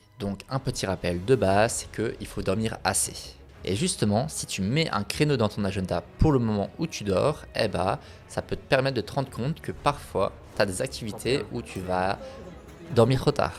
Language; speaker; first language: French; native; French